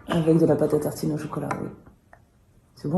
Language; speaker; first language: French; native; French